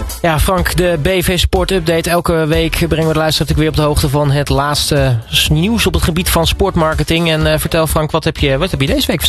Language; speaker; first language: Dutch; native; Dutch